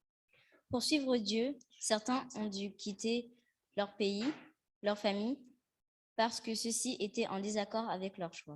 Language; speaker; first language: French; native; French